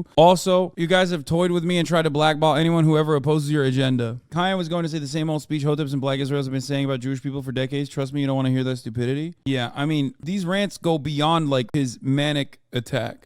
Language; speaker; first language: English; native; English